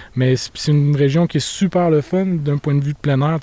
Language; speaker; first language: French; native; French